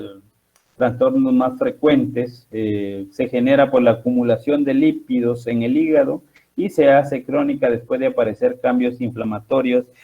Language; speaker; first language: Spanish; native; Spanish